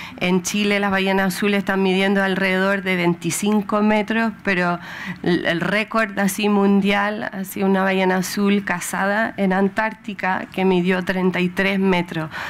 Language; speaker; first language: Spanish; non-native, fluent; English